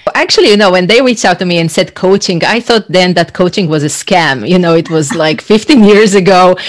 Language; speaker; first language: English; non-native, fluent; Hebrew